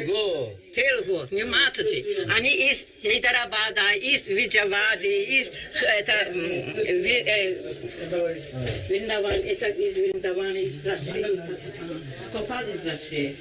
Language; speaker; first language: Russian; non-native, learner; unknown